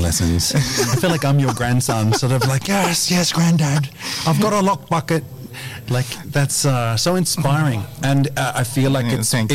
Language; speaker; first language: English; native; English